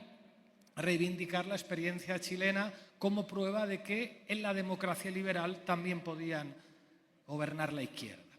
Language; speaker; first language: Spanish; native; Spanish